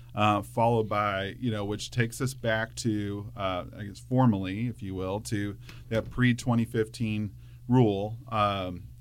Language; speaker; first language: English; native; English